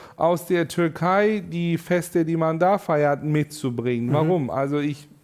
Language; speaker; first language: German; non-native, fluent; Turkish